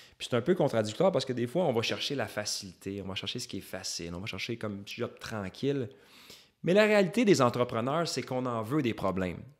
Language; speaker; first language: French; native; French